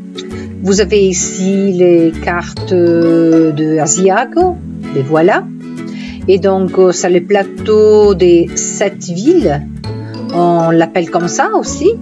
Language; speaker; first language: French; non-native, fluent; Italian